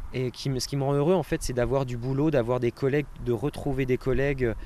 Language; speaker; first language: French; native; French